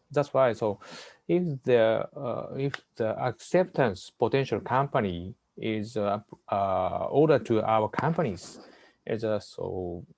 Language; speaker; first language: English; non-native, learner; Japanese